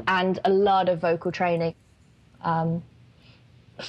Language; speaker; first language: English; native; English